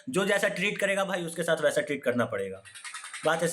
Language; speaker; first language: Hindi; native; Hindi